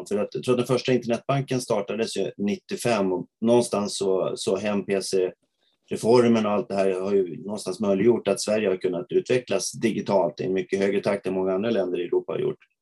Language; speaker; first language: Swedish; native; Swedish